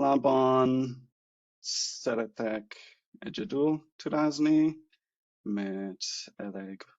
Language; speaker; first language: Hungarian; non-native, learner; English